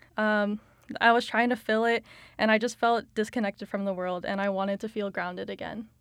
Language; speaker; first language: English; native; English